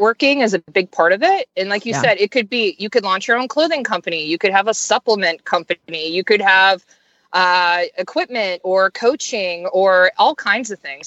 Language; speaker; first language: English; native; English